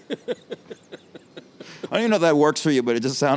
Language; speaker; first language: English; native; English